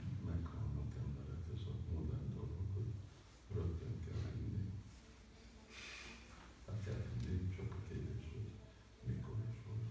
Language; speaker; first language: Hungarian; early bilingual, heritage; Hungarian